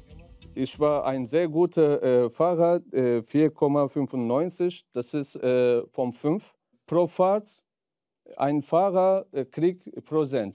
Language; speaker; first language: German; non-native, fluent; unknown